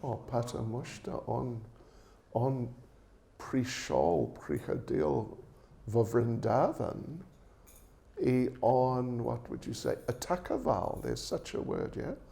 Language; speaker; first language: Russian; non-native, learner; English